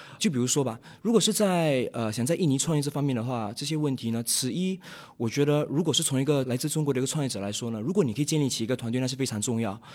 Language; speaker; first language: Chinese; native; Chinese